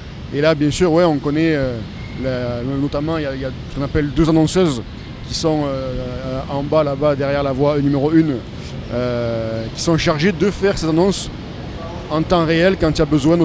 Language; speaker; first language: French; native; French